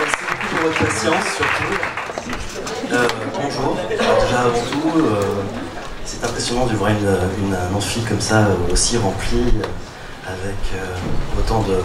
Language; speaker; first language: French; native; French